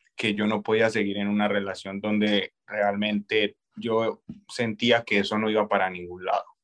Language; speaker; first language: Spanish; native; Spanish